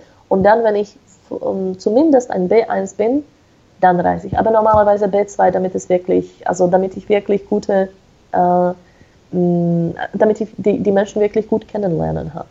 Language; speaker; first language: German; non-native, fluent; Slovak